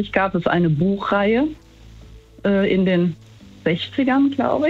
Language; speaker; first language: German; native; German